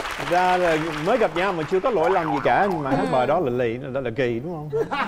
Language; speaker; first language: Vietnamese; non-native, fluent; English